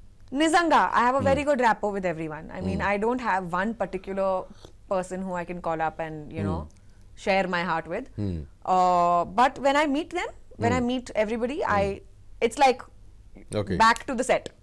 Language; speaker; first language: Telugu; non-native, fluent; Hindi